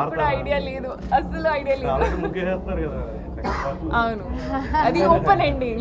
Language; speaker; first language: Telugu; non-native, learner; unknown